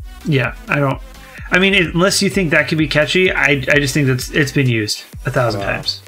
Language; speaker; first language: English; native; English